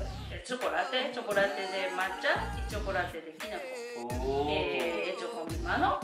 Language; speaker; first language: Spanish; non-native, learner; Japanese